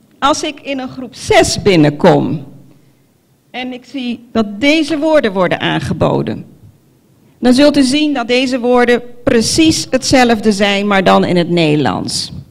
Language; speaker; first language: Dutch; non-native, local second language; Papiamento